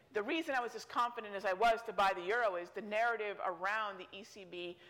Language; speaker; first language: English; native; English